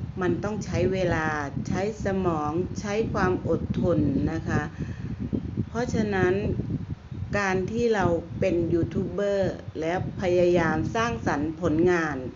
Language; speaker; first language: Thai; native; Thai